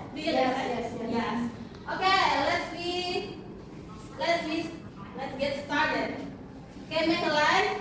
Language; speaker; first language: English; non-native, learner; Indonesian